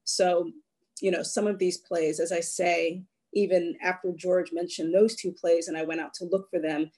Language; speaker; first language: English; native; English